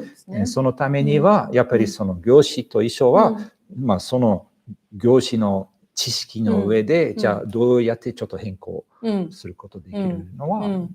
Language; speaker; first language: Japanese; non-native, fluent; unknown